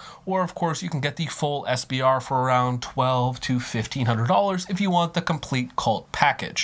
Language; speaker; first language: English; native; English